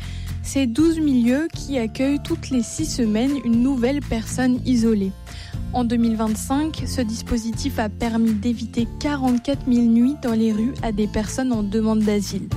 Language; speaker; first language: French; native; French